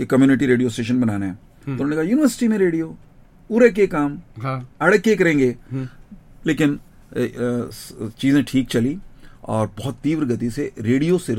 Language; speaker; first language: Hindi; native; Hindi